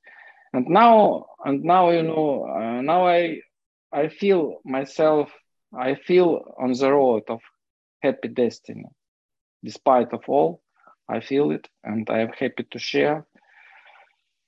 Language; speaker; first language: English; non-native, fluent; Ukrainian